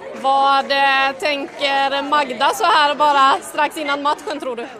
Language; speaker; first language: Swedish; native; Swedish